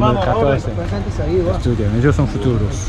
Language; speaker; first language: Spanish; non-native, learner; Japanese